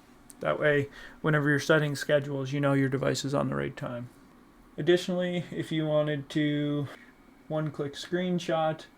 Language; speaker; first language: English; native; English